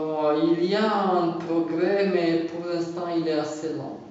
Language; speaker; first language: French; non-native, fluent; Romanian